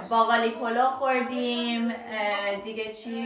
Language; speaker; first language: Persian; non-native, learner; English